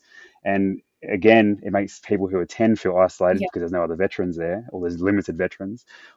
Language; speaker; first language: English; native; English